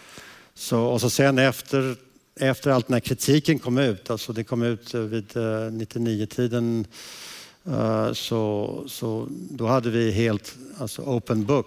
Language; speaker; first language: Swedish; early bilingual, heritage; Swedish